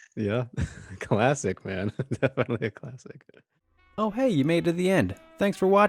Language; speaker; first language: English; native; English